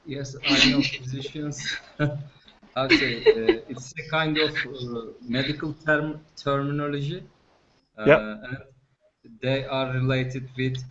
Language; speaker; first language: English; non-native, fluent; Turkish